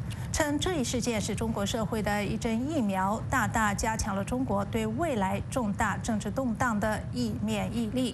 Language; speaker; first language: Chinese; native; Chinese